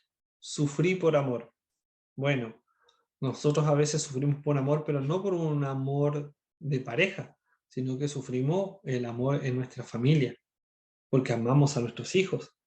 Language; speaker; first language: Spanish; native; Spanish